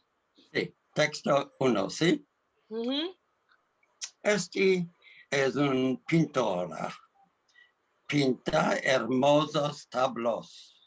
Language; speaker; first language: Spanish; non-native, learner; English